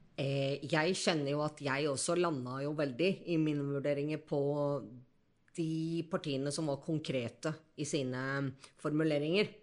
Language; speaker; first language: Norwegian; native; Norwegian